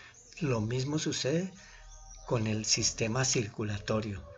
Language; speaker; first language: Spanish; native; Spanish